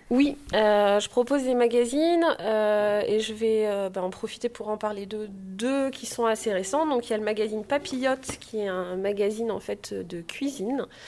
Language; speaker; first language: French; native; French